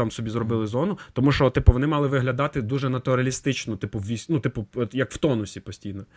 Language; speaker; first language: Ukrainian; native; Ukrainian